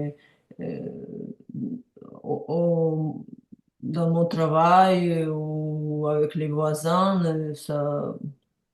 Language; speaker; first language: French; non-native, learner; Ukrainian